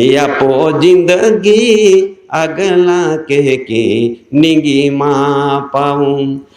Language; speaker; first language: Gujarati; non-native, local second language; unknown